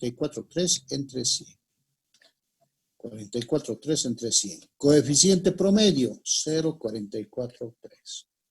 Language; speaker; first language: Spanish; native; Spanish